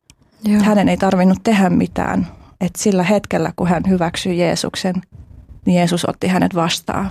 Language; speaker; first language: Finnish; early bilingual, other home language; Albanian